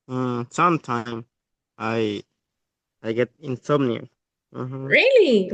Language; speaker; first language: English; non-native, learner; Spanish